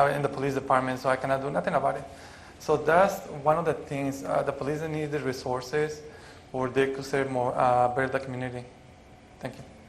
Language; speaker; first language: English; non-native, fluent; Spanish